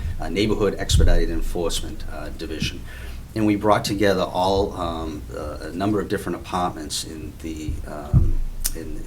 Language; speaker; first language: English; native; English